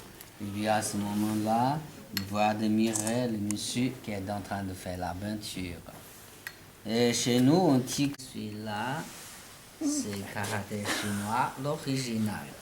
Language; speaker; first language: French; non-native, learner; Chinese